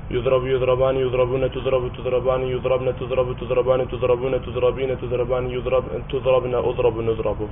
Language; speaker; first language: Arabic; non-native, learner; Urdu